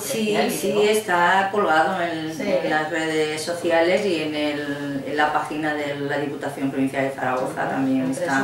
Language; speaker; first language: Spanish; native; Spanish